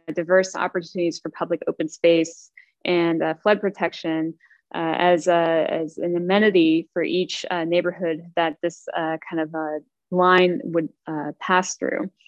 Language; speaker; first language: English; native; English